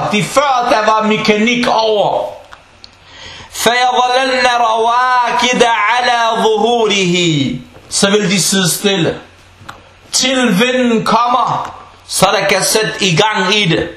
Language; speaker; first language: Danish; non-native, fluent; Arabic